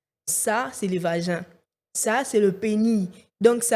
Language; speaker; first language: French; non-native, local second language; Lingala